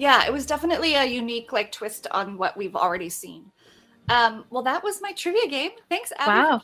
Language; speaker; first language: English; native; English